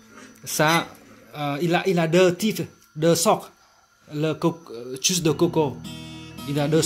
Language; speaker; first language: French; non-native, learner; Vietnamese